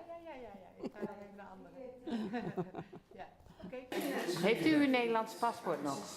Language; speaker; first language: Dutch; native; Dutch